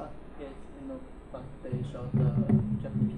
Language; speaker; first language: English; non-native, learner; Chinese